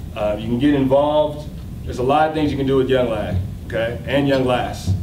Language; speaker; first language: English; native; English